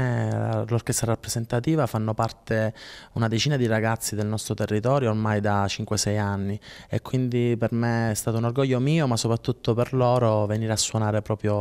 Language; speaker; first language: Italian; native; Italian